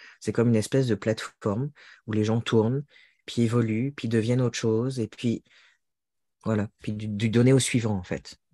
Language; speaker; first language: French; native; French